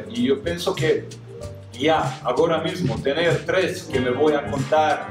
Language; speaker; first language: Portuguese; non-native, learner; Croatian